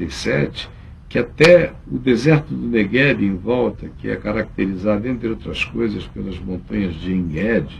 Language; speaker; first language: Portuguese; native; Portuguese